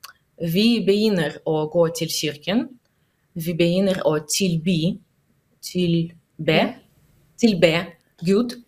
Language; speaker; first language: Norwegian; non-native, learner; Russian